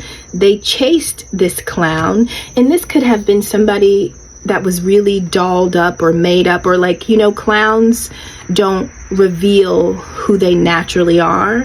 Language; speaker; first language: English; native; English